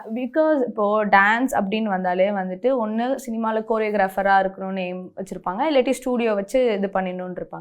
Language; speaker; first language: Tamil; native; Tamil